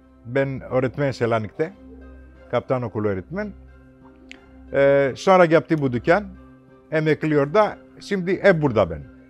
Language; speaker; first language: Turkish; non-native, local second language; Greek